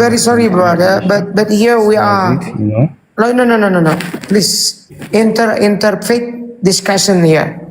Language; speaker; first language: English; non-native, learner; Indonesian